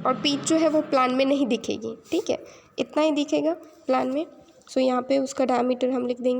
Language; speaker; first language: Hindi; native; Hindi